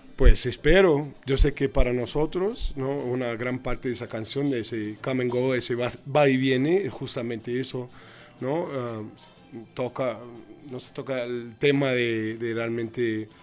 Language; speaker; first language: Spanish; non-native, fluent; English